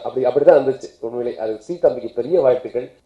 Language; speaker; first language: Tamil; native; Tamil